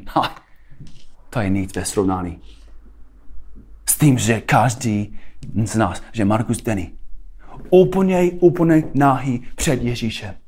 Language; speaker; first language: Czech; non-native, fluent; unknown